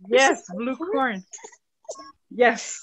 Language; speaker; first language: English; non-native, learner; Spanish